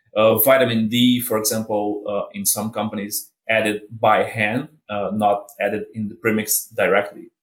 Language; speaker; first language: English; non-native, fluent; Portuguese